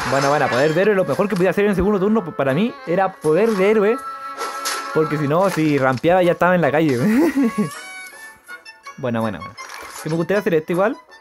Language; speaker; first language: Spanish; native; Spanish